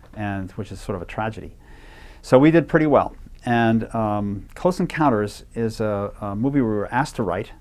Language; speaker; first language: English; native; English